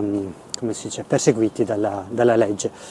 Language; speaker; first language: Italian; native; Italian